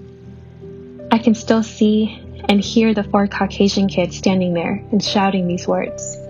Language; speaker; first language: English; early bilingual, other home language; Spanish